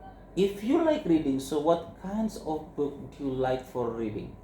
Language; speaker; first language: English; non-native, learner; Indonesian